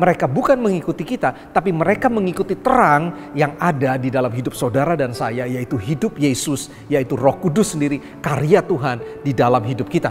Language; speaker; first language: Indonesian; native; Indonesian